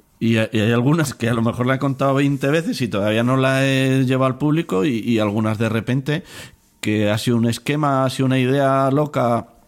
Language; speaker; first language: Spanish; native; Spanish